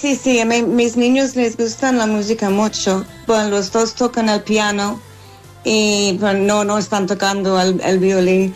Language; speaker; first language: Spanish; non-native, fluent; English